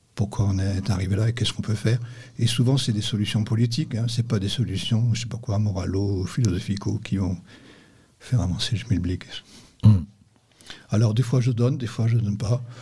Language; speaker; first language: French; native; French